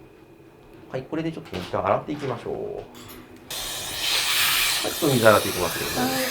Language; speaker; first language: Japanese; native; Japanese